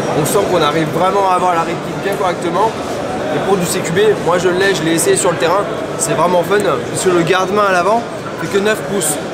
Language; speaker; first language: French; native; French